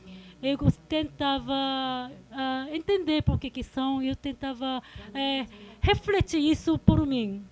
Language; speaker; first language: Portuguese; non-native, fluent; Korean